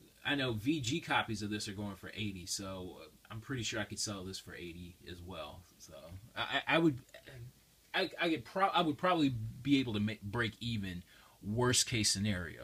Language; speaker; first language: English; native; English